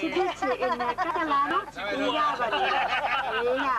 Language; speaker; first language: Italian; non-native, learner; Catalan